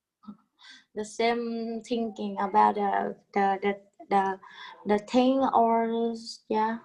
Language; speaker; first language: English; non-native, learner; Vietnamese